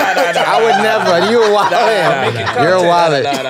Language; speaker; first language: English; native; English